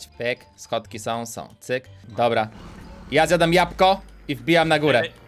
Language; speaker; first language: Polish; native; Polish